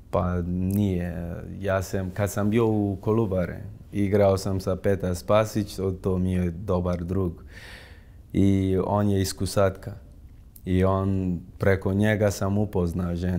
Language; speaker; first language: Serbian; non-native, fluent; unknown